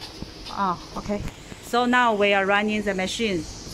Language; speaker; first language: English; non-native, learner; Chinese